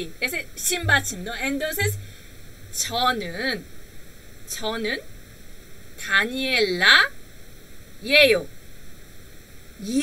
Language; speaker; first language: Spanish; non-native, learner; Korean